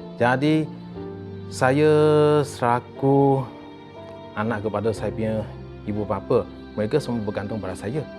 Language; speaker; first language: Malay; non-native, local second language; Chinese